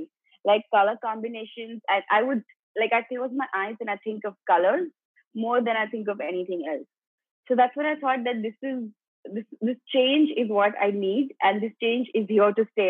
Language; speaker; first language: English; non-native, local second language; Gujarati